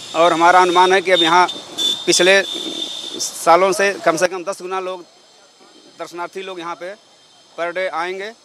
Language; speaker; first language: Hindi; native; Hindi